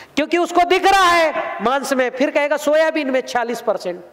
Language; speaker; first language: Hindi; native; Hindi